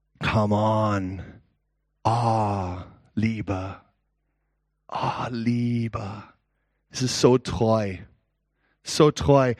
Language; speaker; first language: German; non-native, learner; English